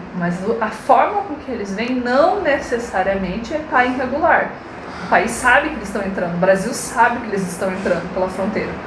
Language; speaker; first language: Portuguese; native; Portuguese